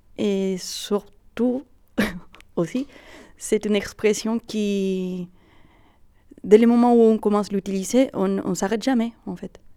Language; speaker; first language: French; non-native, fluent; Spanish